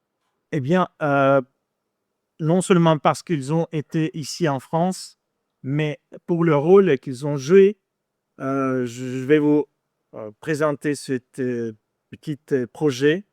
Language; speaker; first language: French; non-native, fluent; Ukrainian